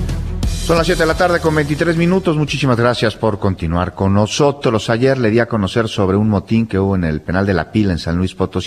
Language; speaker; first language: Spanish; native; Spanish